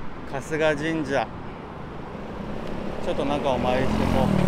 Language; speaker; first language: Japanese; native; Japanese